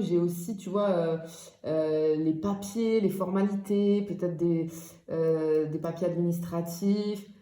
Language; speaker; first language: French; native; French